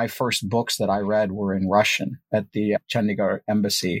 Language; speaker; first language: English; native; English